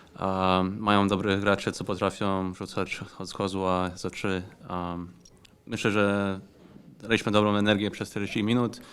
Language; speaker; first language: Polish; non-native, learner; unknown